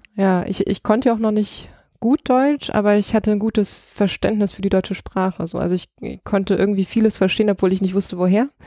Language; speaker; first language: German; early bilingual, other home language; Russian